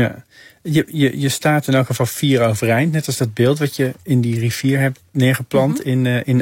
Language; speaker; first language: Dutch; native; Dutch